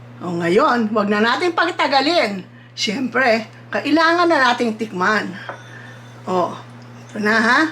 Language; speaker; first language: Filipino; native; Filipino